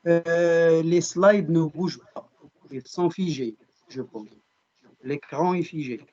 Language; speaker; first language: French; non-native, local second language; Arabic